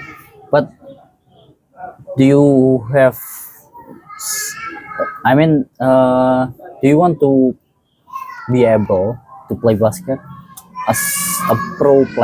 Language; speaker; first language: English; non-native, fluent; Indonesian